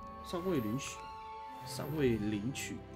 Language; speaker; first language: Chinese; native; Chinese